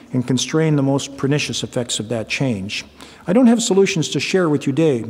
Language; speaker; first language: English; native; English